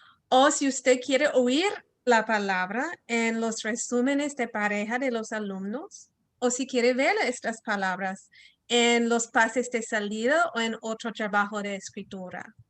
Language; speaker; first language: Spanish; early bilingual, heritage; Spanish